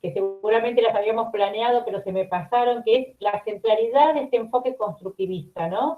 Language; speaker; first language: Spanish; native; Spanish